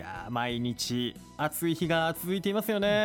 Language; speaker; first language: Japanese; native; Japanese